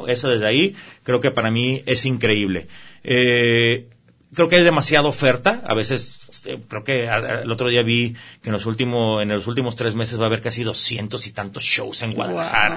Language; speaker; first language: Spanish; native; Spanish